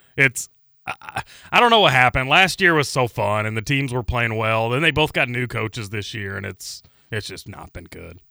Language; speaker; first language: English; native; English